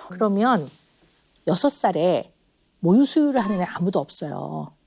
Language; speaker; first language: Korean; native; Korean